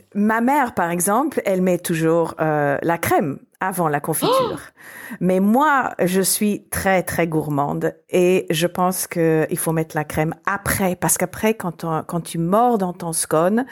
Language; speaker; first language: French; non-native, fluent; English